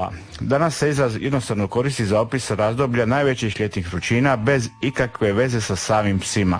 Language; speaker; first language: Serbian; native; Serbian